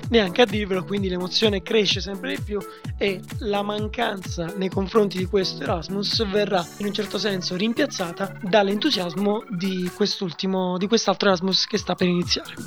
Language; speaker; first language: Italian; native; Italian